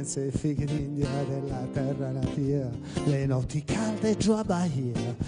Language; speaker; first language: Italian; native; Italian